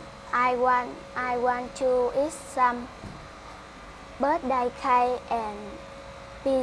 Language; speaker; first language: English; non-native, learner; Vietnamese